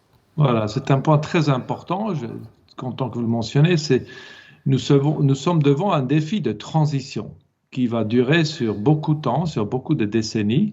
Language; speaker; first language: French; non-native, local second language; German